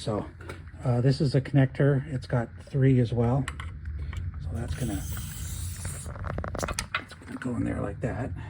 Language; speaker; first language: English; native; English